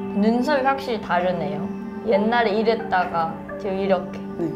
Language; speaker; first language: Korean; non-native, fluent; Japanese